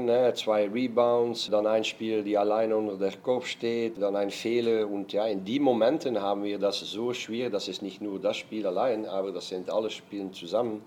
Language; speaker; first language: German; non-native, fluent; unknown